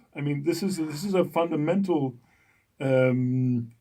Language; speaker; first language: English; non-native, fluent; Danish